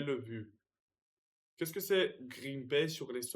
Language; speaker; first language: French; non-native, learner; Russian